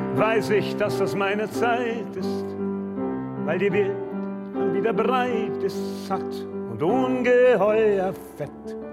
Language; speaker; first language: German; native; German